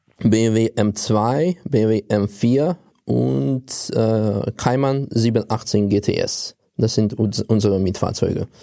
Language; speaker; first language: German; non-native, fluent; Russian